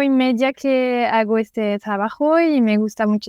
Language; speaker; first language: Spanish; non-native, fluent; French